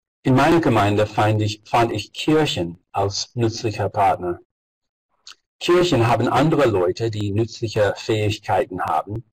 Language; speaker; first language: German; non-native, fluent; English